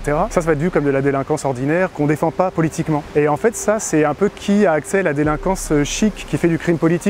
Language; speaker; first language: French; native; French